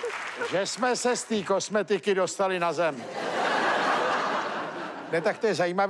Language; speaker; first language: Czech; native; Czech